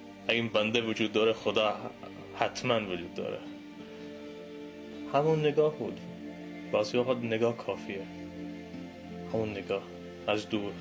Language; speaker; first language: Persian; non-native, fluent; English